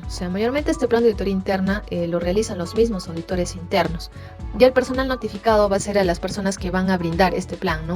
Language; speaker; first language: Spanish; native; Spanish